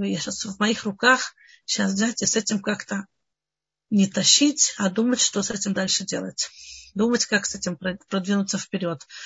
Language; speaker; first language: Russian; early bilingual, heritage; Russian